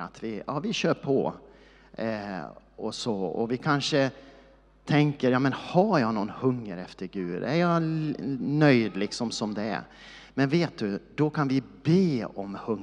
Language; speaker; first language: Swedish; native; Swedish